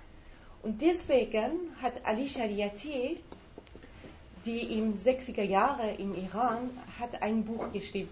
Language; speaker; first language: German; non-native, fluent; Persian